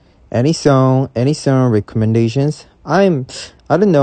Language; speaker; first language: English; non-native, learner; Korean